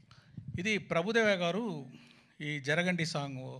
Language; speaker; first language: Telugu; non-native, learner; Tamil